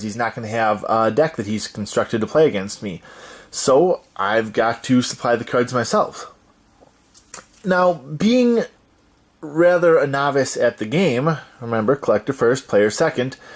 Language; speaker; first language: English; native; English